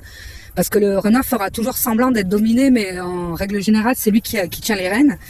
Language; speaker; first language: French; native; French